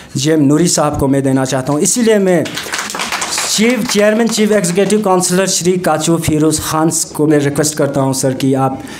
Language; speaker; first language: Hindi; non-native, local second language; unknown